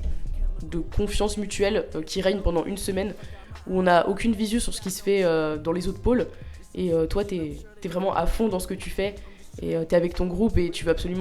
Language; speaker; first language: French; native; French